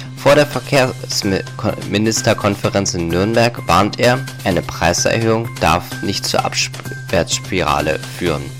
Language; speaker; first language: German; native; German